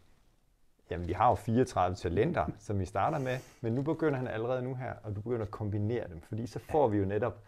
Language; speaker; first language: Danish; native; Danish